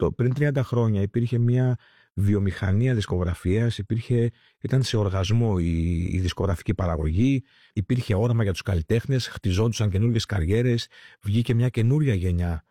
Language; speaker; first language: Greek; early bilingual, heritage; Greek